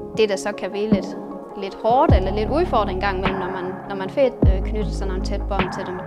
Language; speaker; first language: Danish; native; Danish